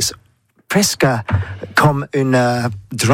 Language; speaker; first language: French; non-native, learner; English